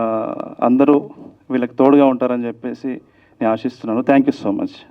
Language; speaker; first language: Telugu; native; Telugu